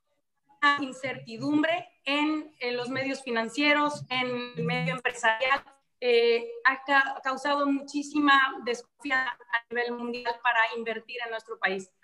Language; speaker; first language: Spanish; native; Spanish